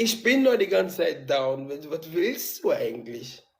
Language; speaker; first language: German; native; German